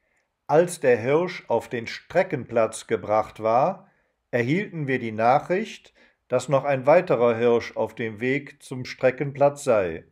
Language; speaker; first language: German; native; German